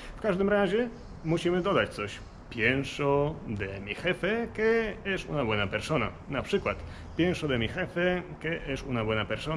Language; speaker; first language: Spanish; non-native, fluent; Polish